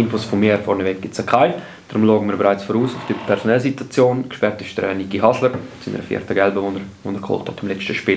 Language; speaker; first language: German; native; German